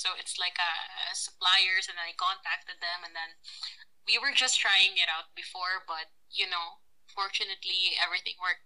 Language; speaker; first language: English; non-native, local second language; Filipino